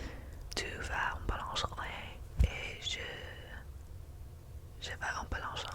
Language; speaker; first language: French; non-native, learner; English